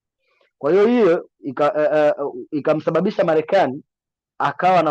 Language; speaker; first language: Swahili; native; Swahili